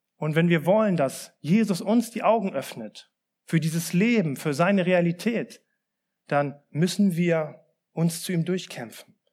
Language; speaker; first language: German; early bilingual, other home language; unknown